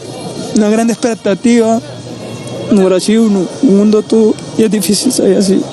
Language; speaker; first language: Portuguese; non-native, fluent; Spanish